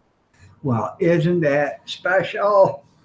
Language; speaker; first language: English; native; English